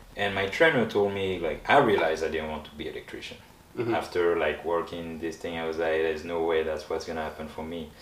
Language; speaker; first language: English; non-native, fluent; French